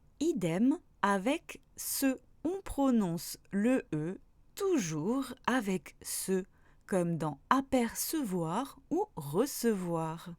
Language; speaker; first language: French; native; French